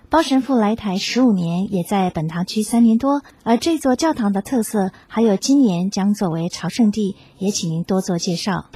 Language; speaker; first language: Chinese; native; Chinese